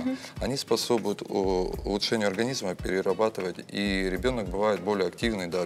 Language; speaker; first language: Russian; native; Russian